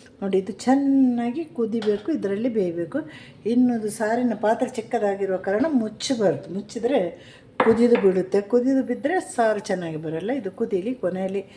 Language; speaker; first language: Kannada; non-native, local second language; Malayalam